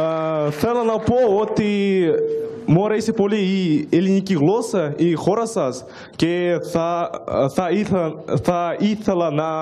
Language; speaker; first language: Greek; non-native, learner; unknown